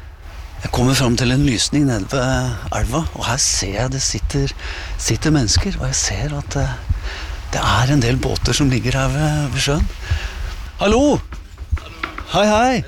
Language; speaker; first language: Norwegian; native; Norwegian